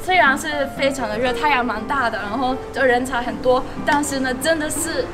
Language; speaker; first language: Chinese; non-native, fluent; Japanese